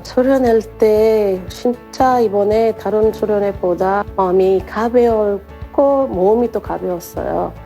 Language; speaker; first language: Korean; non-native, learner; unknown